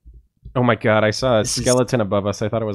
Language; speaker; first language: English; native; English